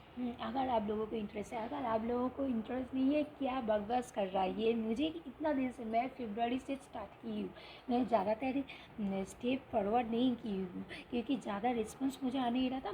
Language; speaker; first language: Hindi; non-native, local second language; Bangla